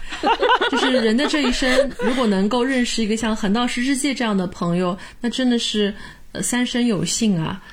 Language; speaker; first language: Chinese; native; Chinese